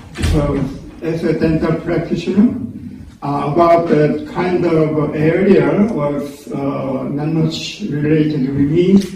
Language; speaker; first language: English; non-native, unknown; Korean